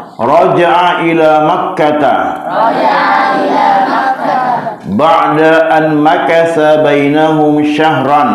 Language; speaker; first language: Arabic; non-native, fluent; Indonesian